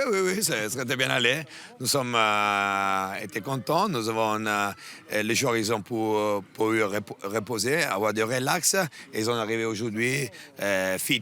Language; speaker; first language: French; non-native, local second language; Italian